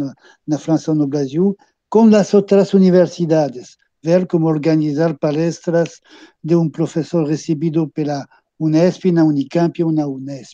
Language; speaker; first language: Portuguese; non-native, fluent; French